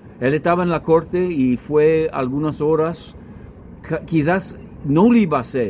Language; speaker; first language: Spanish; non-native, fluent; English